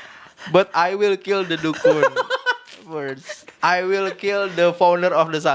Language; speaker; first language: English; non-native, learner; Indonesian